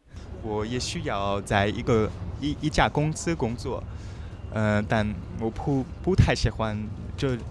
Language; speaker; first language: Chinese; non-native, learner; French